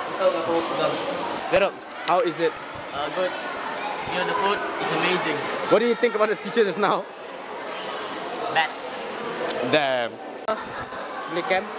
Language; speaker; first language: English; non-native, local second language; Malay